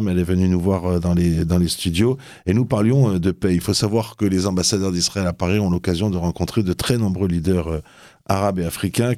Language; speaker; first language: French; native; French